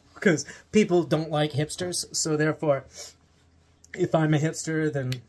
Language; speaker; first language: English; native; English